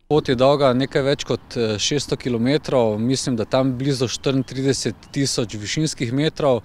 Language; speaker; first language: Slovenian; native; Slovenian